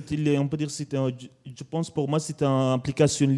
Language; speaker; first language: French; non-native, learner; Arabic